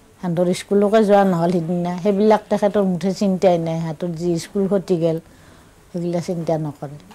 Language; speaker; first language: Assamese; native; Assamese